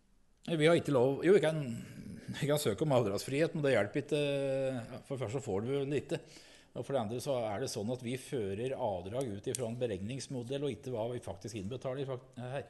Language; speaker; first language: Norwegian; native; Norwegian